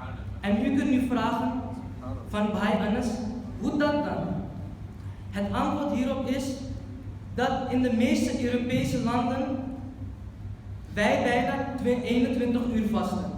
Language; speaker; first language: Dutch; early bilingual, other home language; Urdu